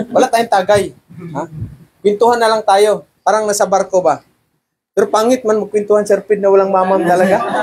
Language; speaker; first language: Filipino; non-native, local second language; Cebuano